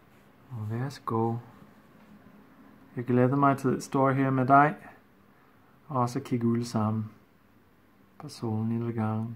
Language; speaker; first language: Danish; non-native, fluent; English